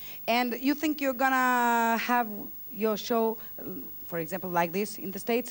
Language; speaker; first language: English; non-native, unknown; Italian